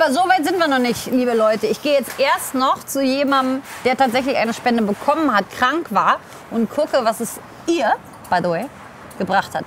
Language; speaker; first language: German; native; German